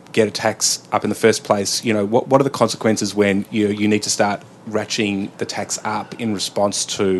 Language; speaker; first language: English; native; English